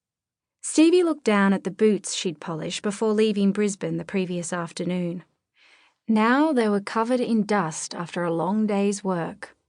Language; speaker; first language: English; native; English